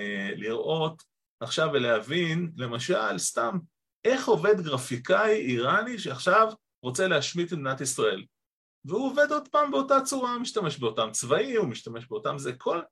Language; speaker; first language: Hebrew; native; Hebrew